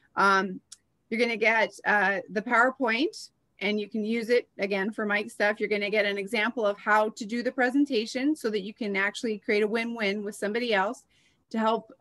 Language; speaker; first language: English; native; English